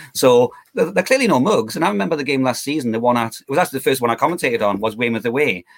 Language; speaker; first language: English; native; English